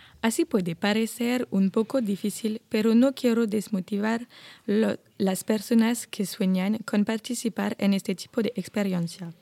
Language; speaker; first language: Spanish; non-native, learner; French